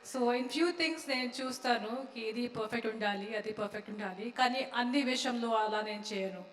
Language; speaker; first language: Telugu; non-native, local second language; Hindi